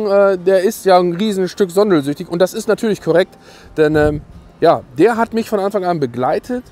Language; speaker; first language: German; native; German